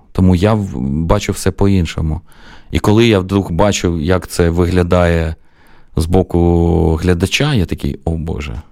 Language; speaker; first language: Ukrainian; non-native, local second language; Russian